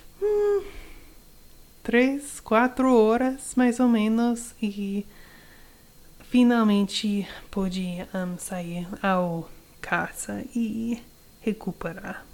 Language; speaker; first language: Portuguese; non-native, learner; English